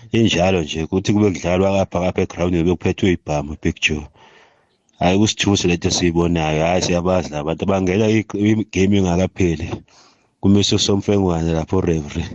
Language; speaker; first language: Zulu; native; Zulu